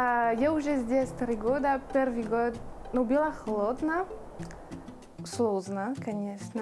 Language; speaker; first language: Russian; non-native, learner; French